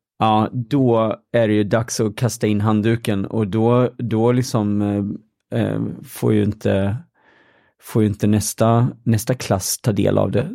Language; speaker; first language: Swedish; native; Swedish